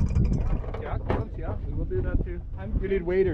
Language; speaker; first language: English; native; English